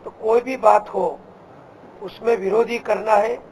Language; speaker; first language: Hindi; non-native, local second language; Gujarati